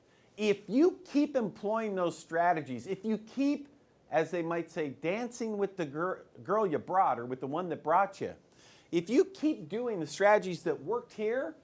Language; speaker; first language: English; native; English